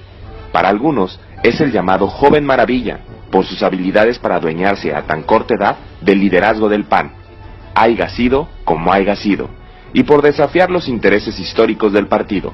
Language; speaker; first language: Spanish; native; Spanish